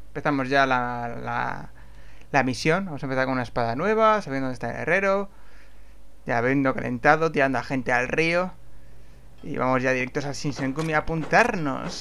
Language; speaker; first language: Spanish; native; Spanish